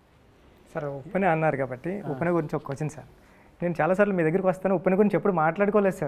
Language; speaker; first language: Telugu; native; Telugu